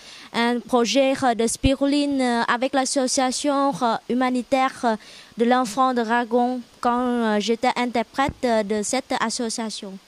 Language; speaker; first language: French; non-native, learner; Vietnamese